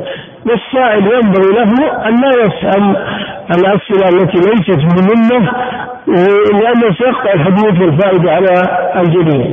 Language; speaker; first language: Arabic; native; Arabic